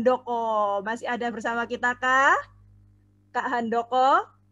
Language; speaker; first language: Indonesian; native; Indonesian